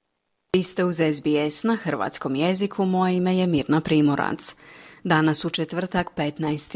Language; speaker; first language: Croatian; native; Croatian